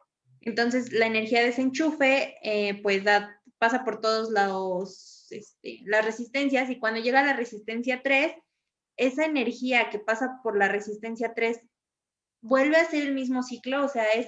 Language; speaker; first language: Spanish; native; Spanish